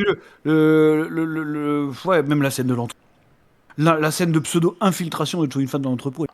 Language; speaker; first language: French; native; French